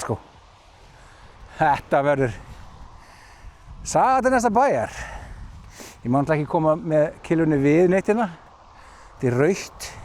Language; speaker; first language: Icelandic; native; Icelandic